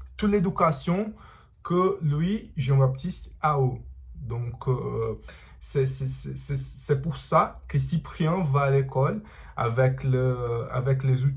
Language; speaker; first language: French; non-native, learner; Portuguese